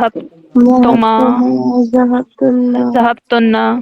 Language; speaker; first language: Arabic; non-native, learner; Urdu